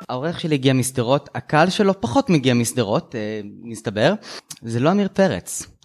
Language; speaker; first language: Hebrew; native; Hebrew